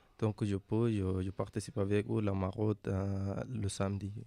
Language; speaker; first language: French; non-native, learner; Arabic